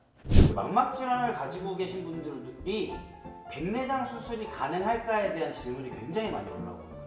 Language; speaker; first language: Korean; native; Korean